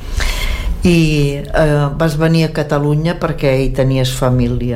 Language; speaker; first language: Catalan; native; Catalan